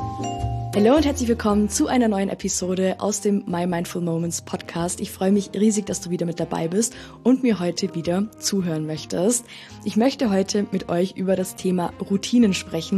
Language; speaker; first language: German; native; German